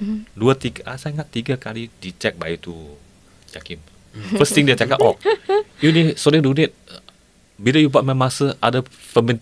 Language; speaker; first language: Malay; non-native, local second language; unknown